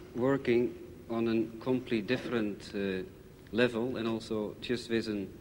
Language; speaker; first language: English; non-native, fluent; Dutch